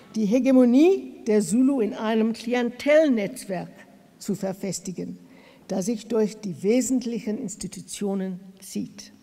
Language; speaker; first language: German; non-native, learner; English